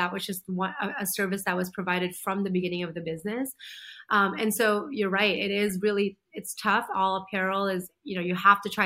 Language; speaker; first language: English; native; English